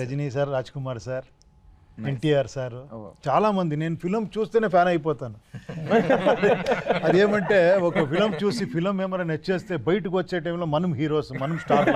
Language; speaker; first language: Telugu; non-native, local second language; Kannada